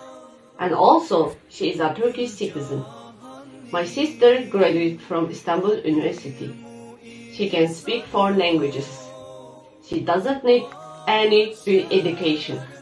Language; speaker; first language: English; non-native, learner; Uyghur